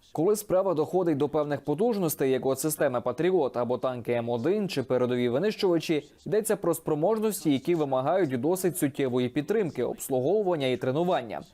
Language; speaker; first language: Ukrainian; native; Ukrainian